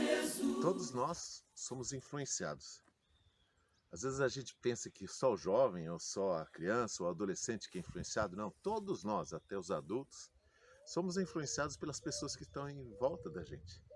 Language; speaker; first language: Portuguese; native; Portuguese